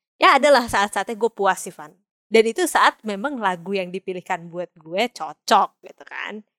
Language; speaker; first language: Indonesian; early bilingual, heritage; Indonesian